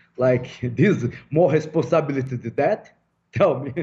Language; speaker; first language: English; non-native, fluent; Portuguese